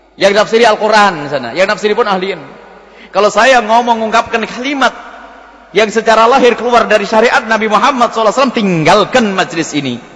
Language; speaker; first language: Indonesian; non-native, local second language; Javanese